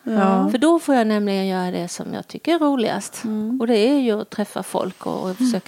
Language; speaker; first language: Swedish; native; Swedish